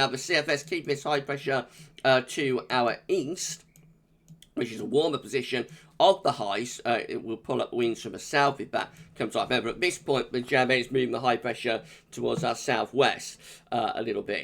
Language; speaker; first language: English; native; English